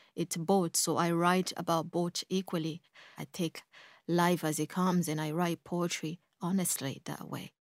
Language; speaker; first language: English; early bilingual, other home language; Kongo